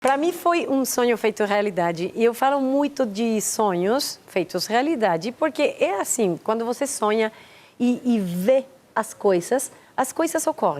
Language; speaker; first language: Portuguese; non-native, fluent; Spanish